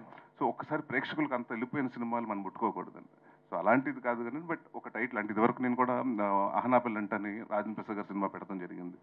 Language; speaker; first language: Telugu; native; Telugu